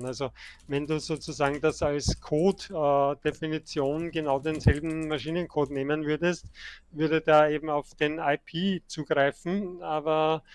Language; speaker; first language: German; native; German